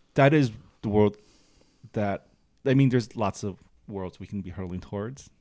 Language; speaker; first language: English; early bilingual, other home language; Chinese